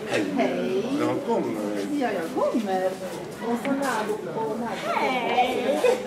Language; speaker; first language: Swedish; non-native, fluent; Arabic